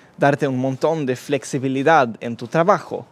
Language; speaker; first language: Spanish; non-native, learner; Swedish